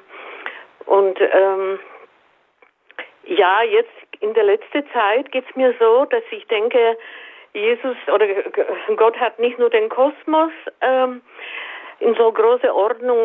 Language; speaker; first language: German; native; German